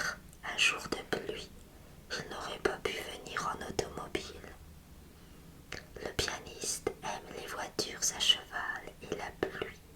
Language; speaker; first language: French; native; French